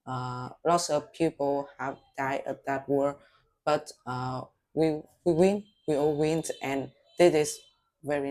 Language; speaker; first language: English; non-native, learner; Vietnamese